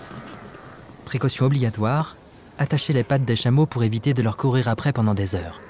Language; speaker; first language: French; native; French